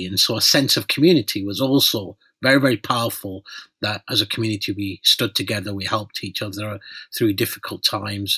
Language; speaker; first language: English; native; English